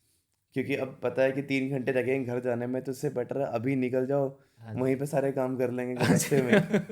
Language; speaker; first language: Hindi; native; Hindi